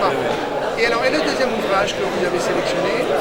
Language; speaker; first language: French; native; French